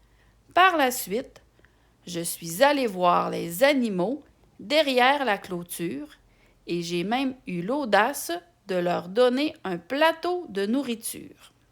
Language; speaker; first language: French; native; French